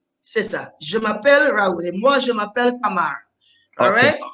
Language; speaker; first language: French; non-native, fluent; English